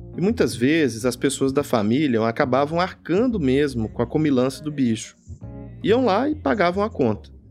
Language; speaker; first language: Portuguese; native; Portuguese